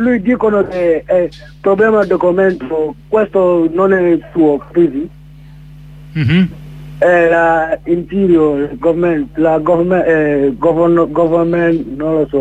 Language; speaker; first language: Italian; non-native, learner; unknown